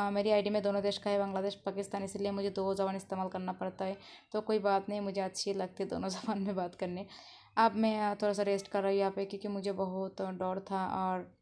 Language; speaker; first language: Hindi; non-native, learner; Bangla